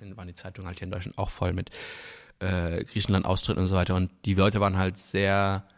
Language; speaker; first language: German; non-native, local second language; Luxembourgish